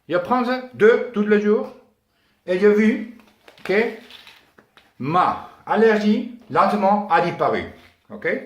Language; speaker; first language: French; non-native, learner; Spanish